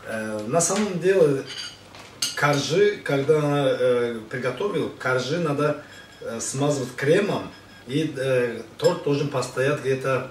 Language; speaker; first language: Russian; non-native, fluent; Azerbaijani